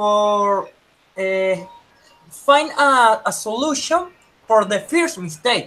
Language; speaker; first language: English; non-native, learner; Spanish